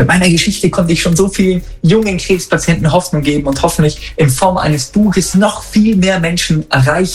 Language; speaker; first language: German; native; German